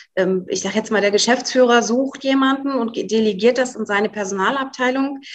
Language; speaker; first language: German; native; German